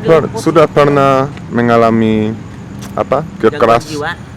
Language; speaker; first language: Indonesian; non-native, fluent; English